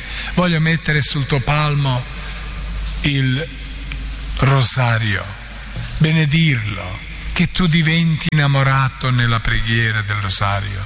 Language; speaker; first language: Italian; non-native, fluent; Croatian